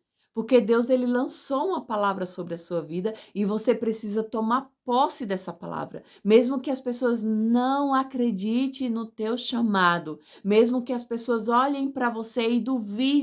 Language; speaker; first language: Portuguese; native; Portuguese